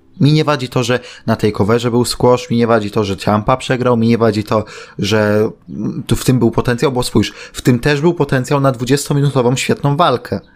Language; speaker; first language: Polish; native; Polish